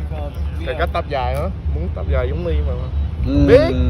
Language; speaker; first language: Vietnamese; early bilingual, heritage; English